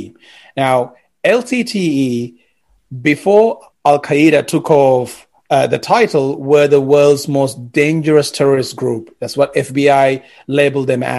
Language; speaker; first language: English; non-native, local second language; Sinhala